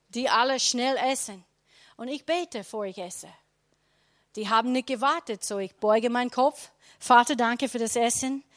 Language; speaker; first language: German; non-native, learner; English